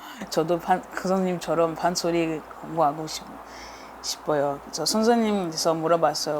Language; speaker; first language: Korean; non-native, learner; French